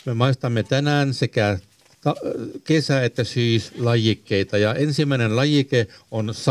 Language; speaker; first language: Finnish; non-native, local second language; Swedish